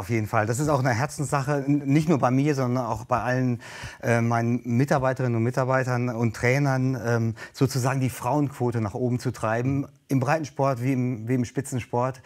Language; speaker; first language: German; native; German